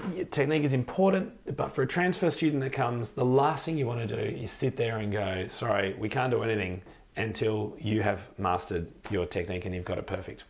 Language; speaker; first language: English; native; English